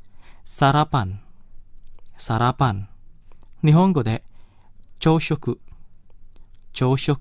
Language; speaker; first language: Japanese; non-native, fluent; Indonesian